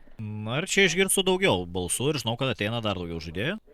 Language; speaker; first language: Lithuanian; native; Lithuanian